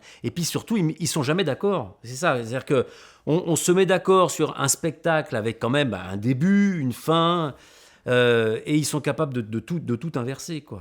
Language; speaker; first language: French; native; French